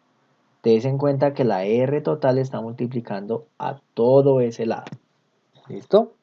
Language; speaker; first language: Spanish; native; Spanish